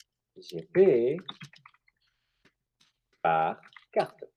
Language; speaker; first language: French; non-native, fluent; Spanish